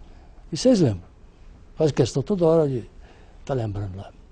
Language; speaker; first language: Portuguese; native; Portuguese